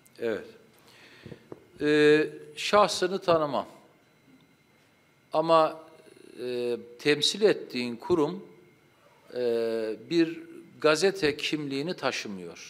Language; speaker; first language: Turkish; native; Turkish